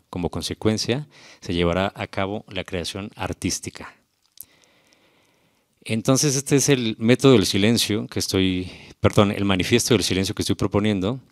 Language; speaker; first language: Spanish; native; Spanish